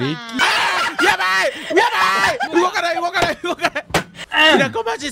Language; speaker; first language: Japanese; native; Japanese